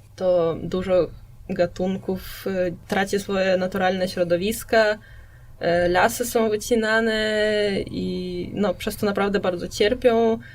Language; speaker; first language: Polish; native; Polish